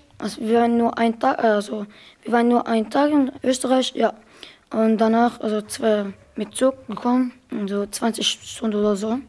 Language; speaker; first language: German; early bilingual, other home language; Arabic